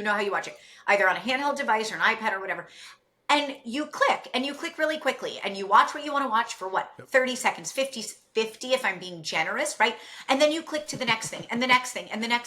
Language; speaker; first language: English; native; English